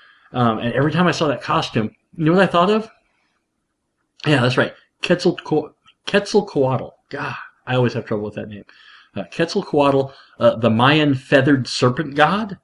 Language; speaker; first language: English; native; English